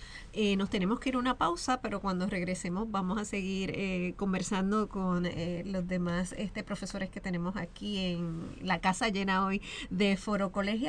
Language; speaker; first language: Spanish; native; Spanish